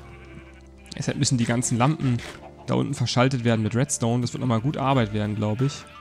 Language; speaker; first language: German; native; German